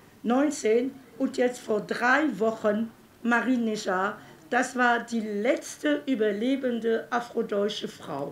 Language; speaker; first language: German; non-native, fluent; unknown